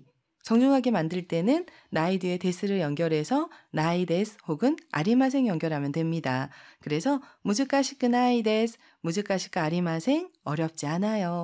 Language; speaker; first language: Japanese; non-native, fluent; Korean